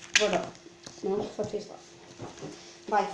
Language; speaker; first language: French; native; French